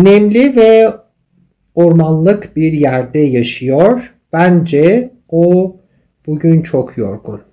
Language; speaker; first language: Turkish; non-native, fluent; Persian